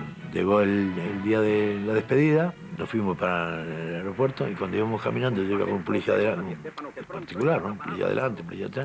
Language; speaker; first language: Spanish; native; Spanish